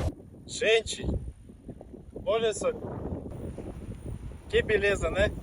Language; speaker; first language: Portuguese; non-native, learner; Russian